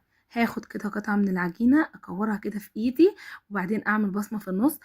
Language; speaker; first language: Arabic; native; Arabic